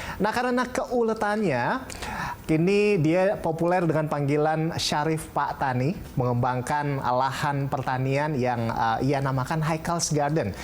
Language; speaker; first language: Indonesian; native; Indonesian